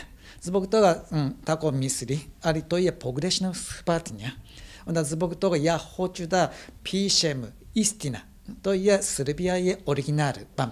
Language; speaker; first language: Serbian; non-native, learner; Japanese